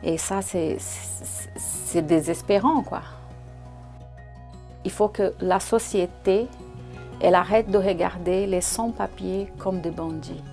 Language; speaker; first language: French; non-native, fluent; Portuguese